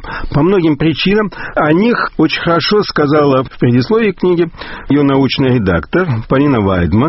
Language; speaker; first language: Russian; native; Russian